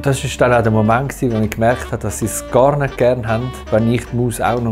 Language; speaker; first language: German; native; German